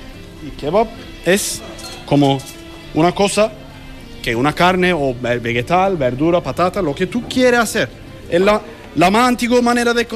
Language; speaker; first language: Spanish; non-native, learner; Turkish